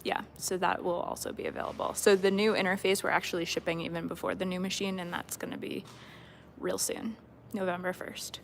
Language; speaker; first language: English; native; English